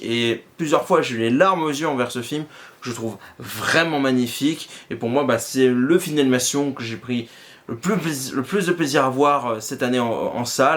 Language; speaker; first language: French; native; French